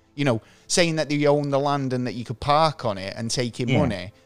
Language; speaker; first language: English; native; English